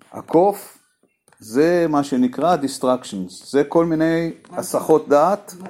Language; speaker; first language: Hebrew; native; Hebrew